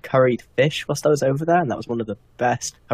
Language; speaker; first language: English; native; English